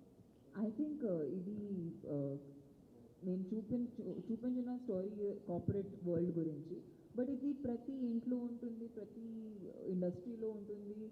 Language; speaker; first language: Telugu; non-native, fluent; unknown